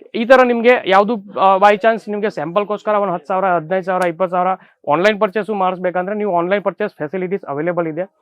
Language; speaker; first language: Kannada; non-native, fluent; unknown